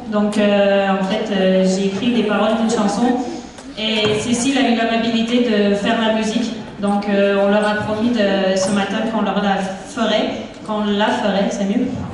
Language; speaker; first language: French; native; French